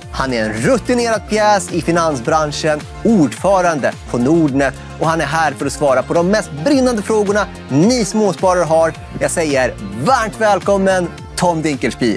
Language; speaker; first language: Swedish; native; Swedish